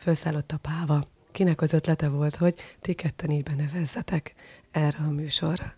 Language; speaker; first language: Hungarian; native; Hungarian